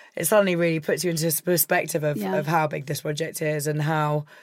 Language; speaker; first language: English; native; English